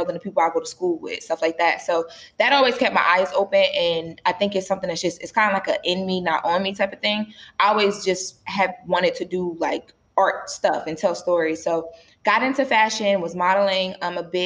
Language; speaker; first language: English; native; English